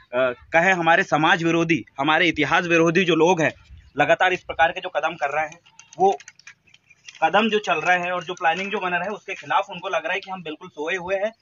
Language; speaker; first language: Hindi; native; Hindi